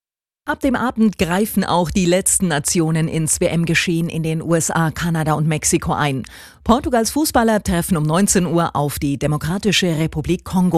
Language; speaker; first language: German; native; German